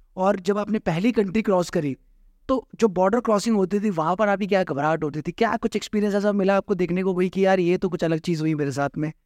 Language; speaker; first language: Hindi; native; Hindi